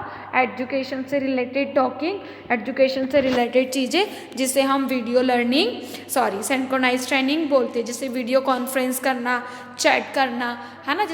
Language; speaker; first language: Hindi; native; Hindi